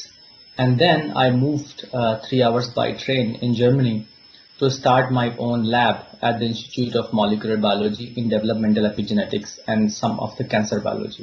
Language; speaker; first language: English; non-native, local second language; Hindi